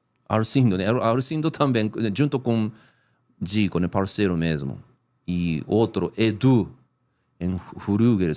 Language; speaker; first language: Portuguese; non-native, learner; Japanese